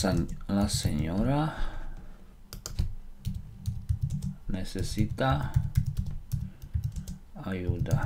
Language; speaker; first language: Spanish; non-native, fluent; Slovak